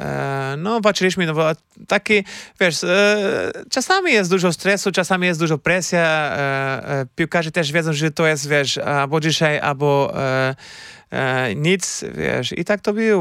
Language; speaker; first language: Polish; non-native, fluent; Portuguese